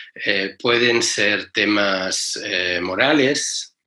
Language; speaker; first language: Spanish; native; Spanish